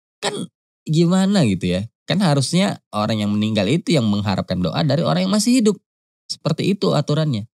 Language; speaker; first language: Indonesian; native; Indonesian